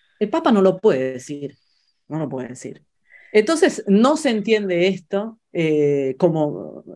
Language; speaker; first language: Spanish; early bilingual, other home language; Italian